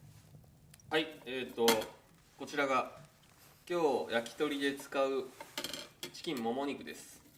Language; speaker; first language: Japanese; native; Japanese